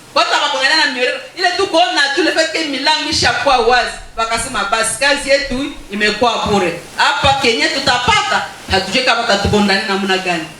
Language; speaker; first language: Swahili; native; Swahili